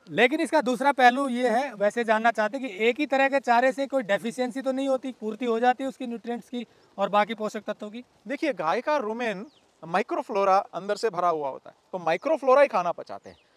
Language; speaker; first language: Hindi; non-native, local second language; Gujarati